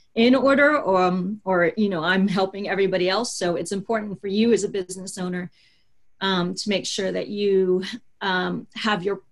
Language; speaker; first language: English; native; English